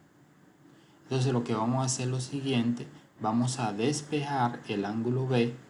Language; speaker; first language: Spanish; native; Spanish